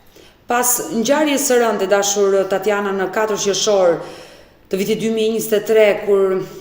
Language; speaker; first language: Albanian; native; Albanian